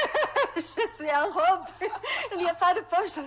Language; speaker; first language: French; non-native, learner; Russian